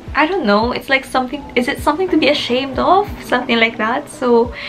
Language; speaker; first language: English; non-native, local second language; Filipino